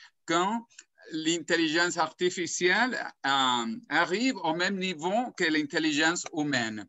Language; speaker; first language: French; non-native, fluent; Spanish